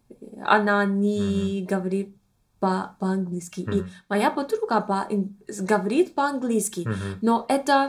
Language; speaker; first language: Russian; non-native, learner; English